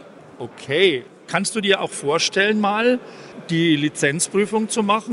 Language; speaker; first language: German; native; German